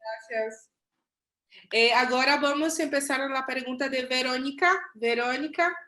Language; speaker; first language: Spanish; non-native, learner; Portuguese